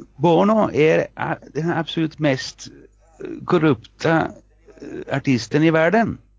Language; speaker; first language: Swedish; non-native, fluent; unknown